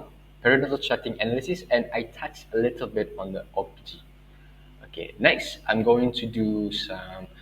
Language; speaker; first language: English; non-native, local second language; Malay